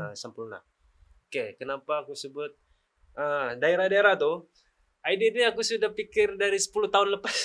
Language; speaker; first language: Malay; native; Malay